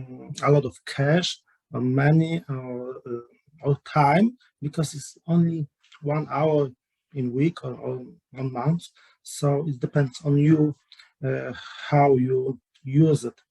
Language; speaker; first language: English; non-native, learner; Polish